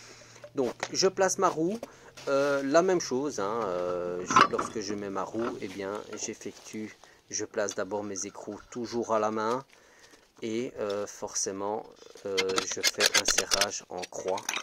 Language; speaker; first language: French; native; French